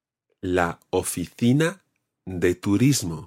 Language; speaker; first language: Spanish; non-native, fluent; English